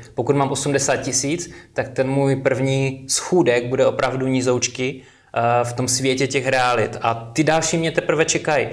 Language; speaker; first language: Czech; native; Czech